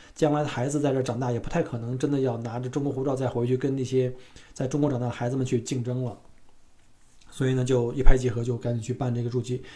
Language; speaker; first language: Chinese; native; Chinese